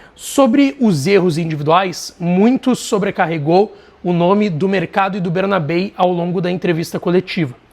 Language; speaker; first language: Portuguese; native; Portuguese